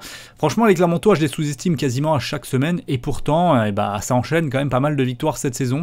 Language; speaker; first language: French; native; French